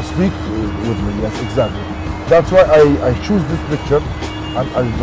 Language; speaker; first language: English; non-native, learner; Arabic